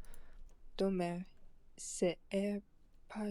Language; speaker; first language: French; non-native, learner; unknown